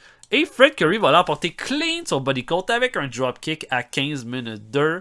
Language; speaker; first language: French; native; French